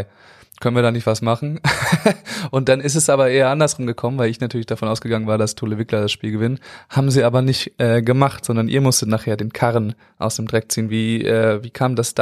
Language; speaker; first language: German; native; German